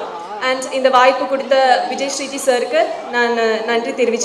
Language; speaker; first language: Tamil; non-native, fluent; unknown